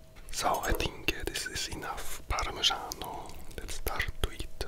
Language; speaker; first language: English; non-native, fluent; German